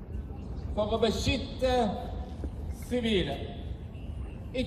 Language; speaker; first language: Norwegian; non-native, fluent; Persian